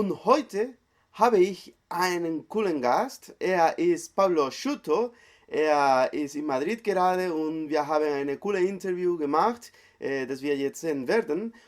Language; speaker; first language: German; non-native, fluent; Spanish